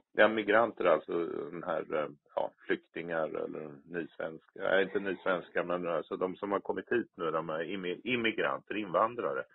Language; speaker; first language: Swedish; native; Swedish